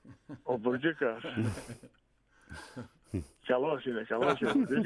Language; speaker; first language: Greek; non-native, fluent; Bosnian